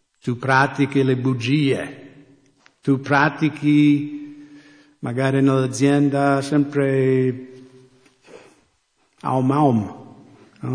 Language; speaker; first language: Italian; non-native, fluent; English